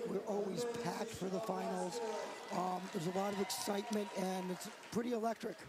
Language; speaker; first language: English; native; English